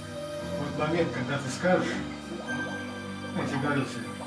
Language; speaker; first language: Russian; native; Russian